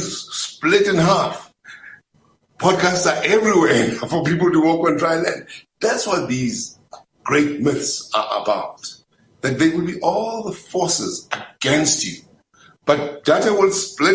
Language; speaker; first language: English; non-native, local second language; Zulu